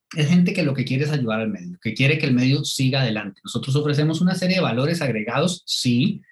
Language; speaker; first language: Spanish; native; Spanish